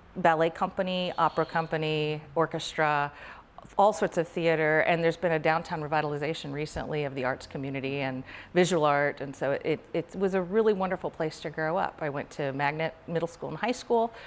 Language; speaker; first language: English; native; English